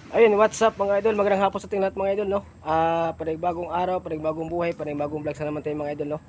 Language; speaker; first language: Filipino; non-native, local second language; Cebuano